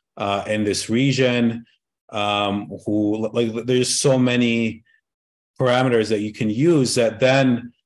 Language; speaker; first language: English; early bilingual, other home language; Arabic